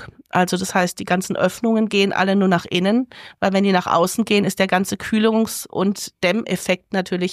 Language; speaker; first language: German; native; German